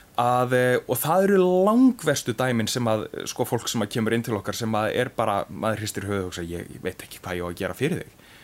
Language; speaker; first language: Icelandic; native; Icelandic